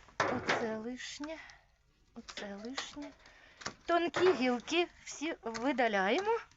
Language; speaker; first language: Ukrainian; non-native, local second language; Russian